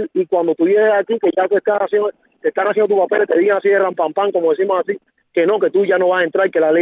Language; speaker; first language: Spanish; native; Spanish